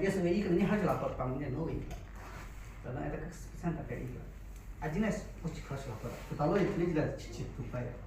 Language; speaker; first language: Russian; non-native, learner; Chinese